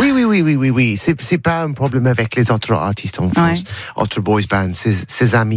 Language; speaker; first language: French; non-native, learner; English